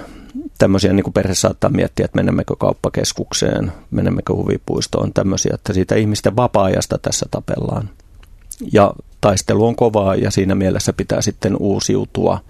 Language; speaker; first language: Finnish; native; Finnish